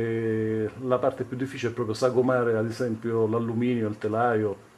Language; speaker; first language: Italian; native; Italian